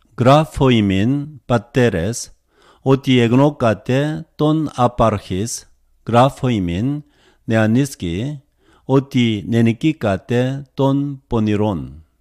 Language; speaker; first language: Greek; non-native, learner; Korean